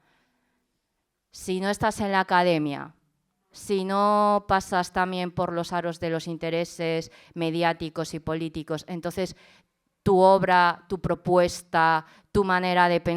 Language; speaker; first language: Spanish; early bilingual, other home language; Chinese